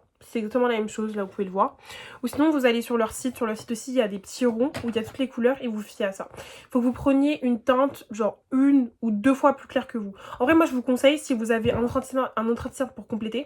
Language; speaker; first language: French; native; French